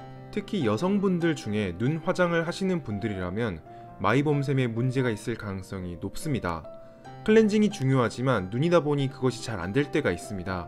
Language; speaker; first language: Korean; native; Korean